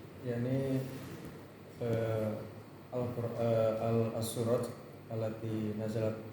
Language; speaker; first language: Arabic; non-native, learner; Indonesian